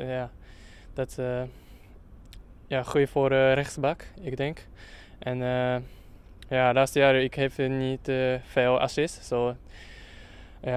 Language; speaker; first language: Dutch; non-native, learner; Japanese